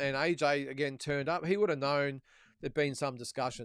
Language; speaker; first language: English; native; English